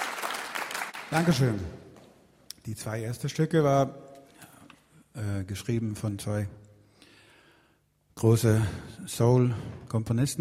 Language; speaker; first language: German; non-native, fluent; Swedish